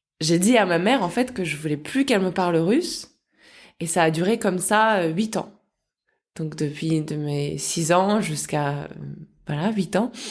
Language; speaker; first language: French; early bilingual, other home language; Russian